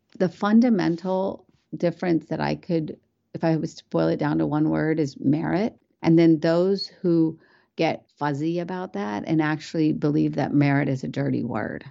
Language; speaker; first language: English; early bilingual, other home language; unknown